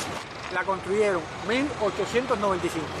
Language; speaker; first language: Spanish; native; Spanish